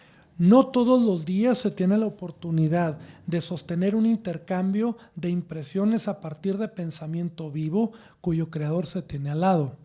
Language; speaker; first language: Spanish; native; Spanish